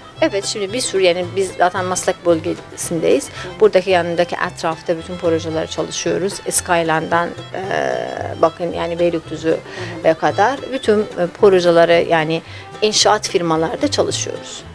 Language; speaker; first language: Turkish; non-native, fluent; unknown